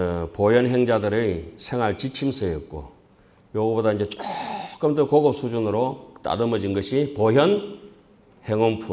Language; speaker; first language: Korean; native; Korean